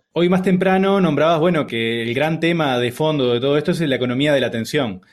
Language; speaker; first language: Spanish; native; Spanish